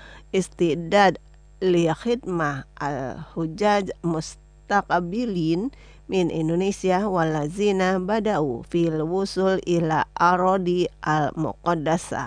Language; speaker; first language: Arabic; non-native, fluent; Indonesian